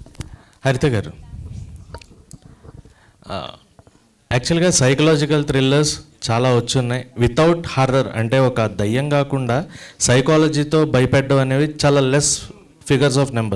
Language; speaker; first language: Telugu; native; Telugu